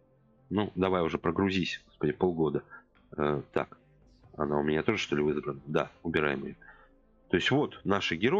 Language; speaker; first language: Russian; native; Russian